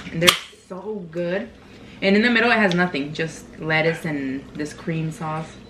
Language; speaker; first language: English; early bilingual, other home language; Spanish